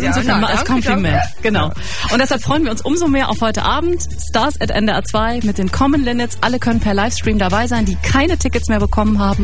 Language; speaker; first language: German; native; German